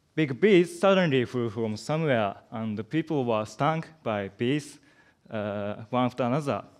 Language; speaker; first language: English; non-native, learner; Japanese